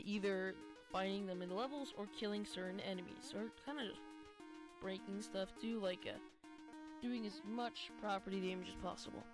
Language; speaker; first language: English; native; English